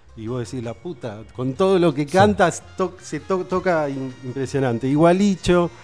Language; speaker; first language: Spanish; native; Spanish